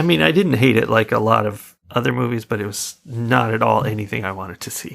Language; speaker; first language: English; native; English